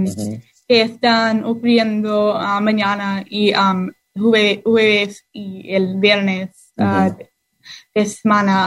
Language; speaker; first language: Spanish; non-native, learner; English